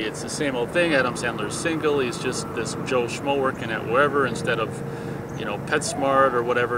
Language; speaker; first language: English; native; English